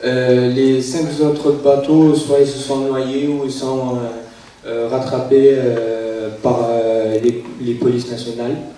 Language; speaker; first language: French; non-native, fluent; Arabic